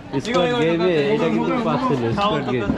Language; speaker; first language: Korean; non-native, learner; Bangla